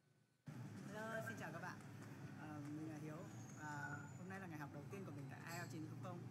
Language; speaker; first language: Vietnamese; native; Vietnamese